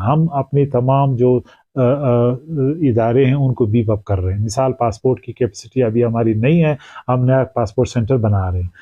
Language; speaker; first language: Urdu; non-native, local second language; Pashto